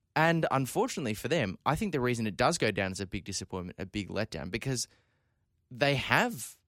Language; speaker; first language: English; native; English